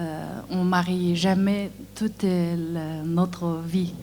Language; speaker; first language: French; non-native, learner; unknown